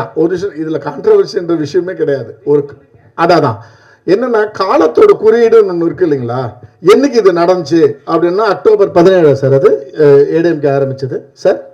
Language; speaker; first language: Tamil; native; Tamil